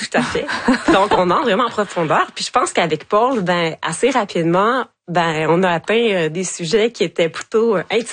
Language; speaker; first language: French; native; French